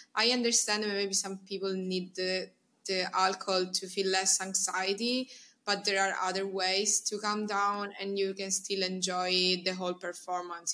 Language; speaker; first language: English; non-native, fluent; Italian